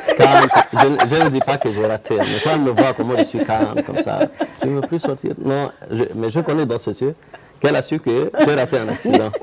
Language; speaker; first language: French; non-native, fluent; Arabic